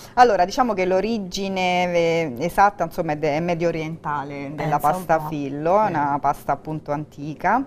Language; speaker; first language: Italian; native; Italian